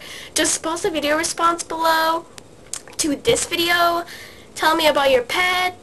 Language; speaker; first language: English; native; English